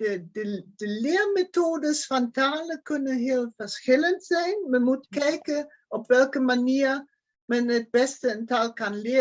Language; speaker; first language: Dutch; non-native, fluent; German